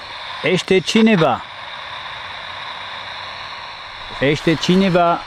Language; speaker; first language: Romanian; non-native, learner; French